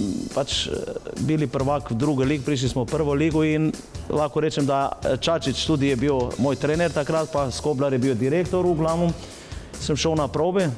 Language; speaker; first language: Slovenian; non-native, fluent; Albanian